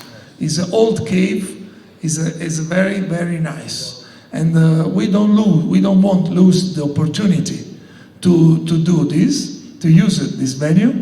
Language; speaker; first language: English; non-native, learner; Italian